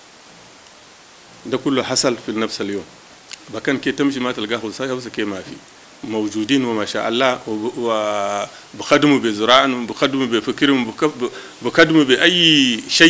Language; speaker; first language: Arabic; non-native, local second language; Hausa